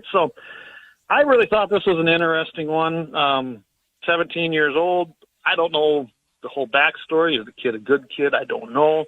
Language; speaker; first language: English; native; English